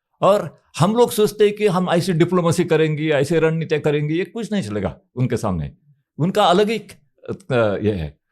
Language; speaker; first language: Hindi; non-native, local second language; Marathi